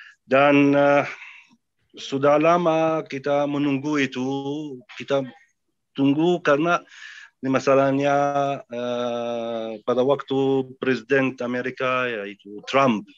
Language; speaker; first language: Indonesian; non-native, fluent; Arabic